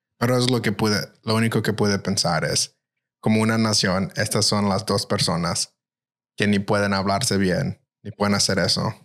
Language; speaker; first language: Spanish; early bilingual, heritage; Spanish